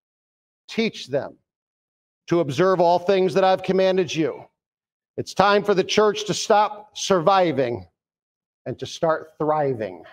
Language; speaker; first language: English; native; English